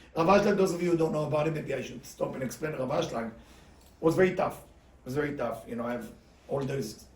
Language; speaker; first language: English; non-native, fluent; Hebrew